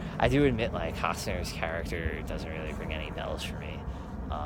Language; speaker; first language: English; native; English